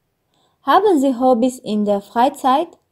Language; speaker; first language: German; non-native, fluent; Armenian